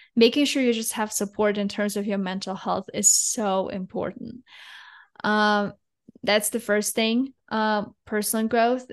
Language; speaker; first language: English; non-native, fluent; Russian